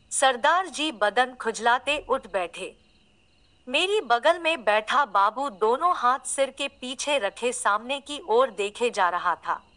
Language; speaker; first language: Hindi; native; Hindi